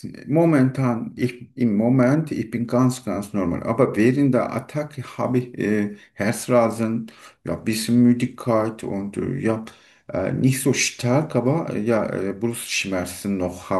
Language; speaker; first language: German; non-native, learner; Turkish